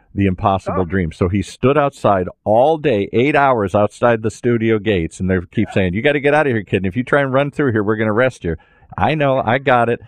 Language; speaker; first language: English; native; English